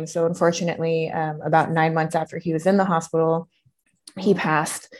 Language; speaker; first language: English; native; English